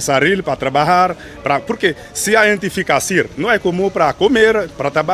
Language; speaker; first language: Portuguese; non-native, learner; Haitian Creole